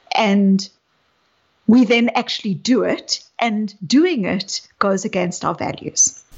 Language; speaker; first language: English; native; English